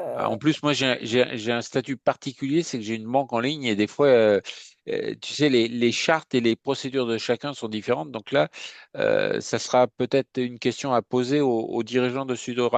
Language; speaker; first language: French; native; French